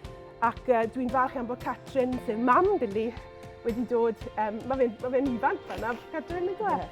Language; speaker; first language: Welsh; native; Welsh